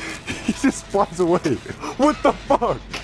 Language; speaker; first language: English; native; English